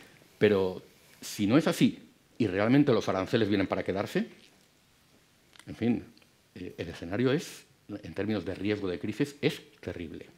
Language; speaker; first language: Spanish; native; Spanish